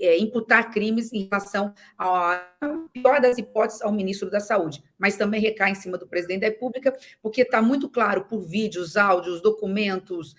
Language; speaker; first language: Portuguese; native; Portuguese